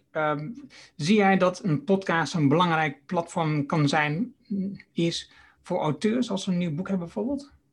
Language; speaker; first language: Dutch; native; Dutch